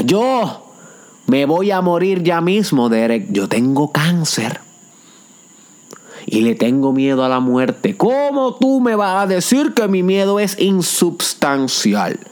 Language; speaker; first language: Spanish; native; Spanish